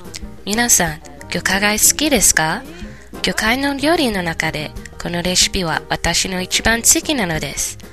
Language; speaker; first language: Japanese; non-native, learner; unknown